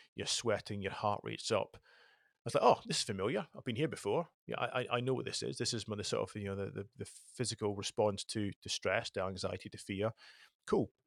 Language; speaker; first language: English; native; English